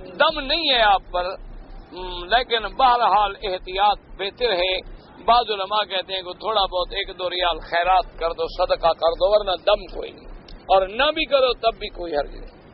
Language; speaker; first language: Urdu; native; Urdu